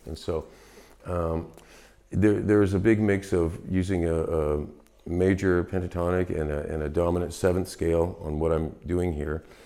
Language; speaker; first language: English; native; English